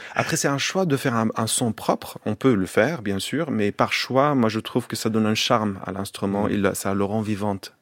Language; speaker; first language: French; non-native, fluent; Arabic